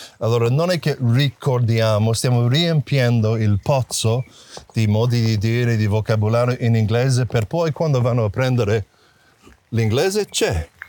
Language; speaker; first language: Italian; non-native, fluent; English